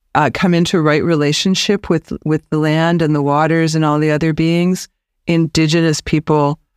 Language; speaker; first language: English; native; English